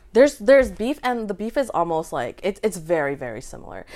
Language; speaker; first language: English; early bilingual, other home language; Vietnamese